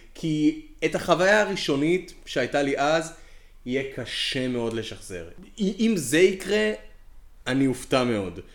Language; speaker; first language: Hebrew; native; Hebrew